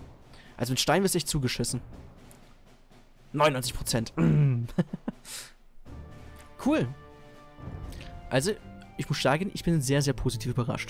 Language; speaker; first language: German; native; German